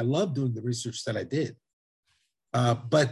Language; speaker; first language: English; non-native, fluent; Italian